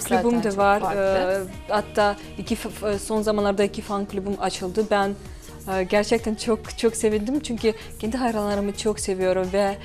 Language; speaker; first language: Turkish; non-native, fluent; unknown